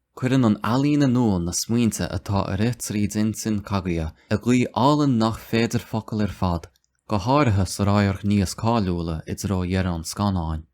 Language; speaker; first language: Irish; non-native, local second language; English